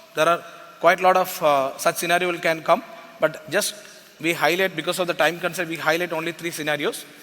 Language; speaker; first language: English; non-native, local second language; Malayalam